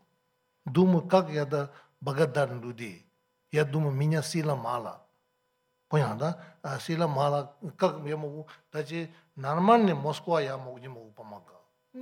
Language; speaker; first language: Russian; non-native, learner; Tibetan